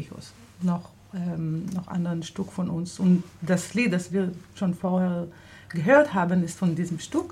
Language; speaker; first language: German; non-native, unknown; Hebrew